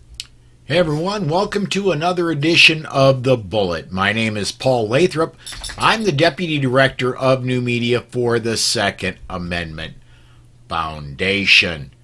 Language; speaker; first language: English; native; English